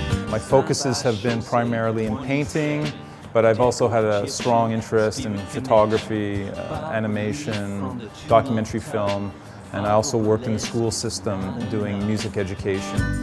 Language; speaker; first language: English; native; English